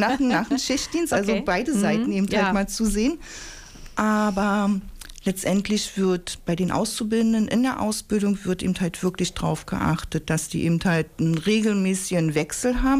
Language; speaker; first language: German; native; German